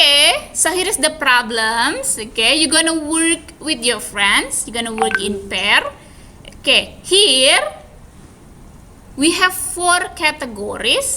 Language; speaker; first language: English; non-native, fluent; Indonesian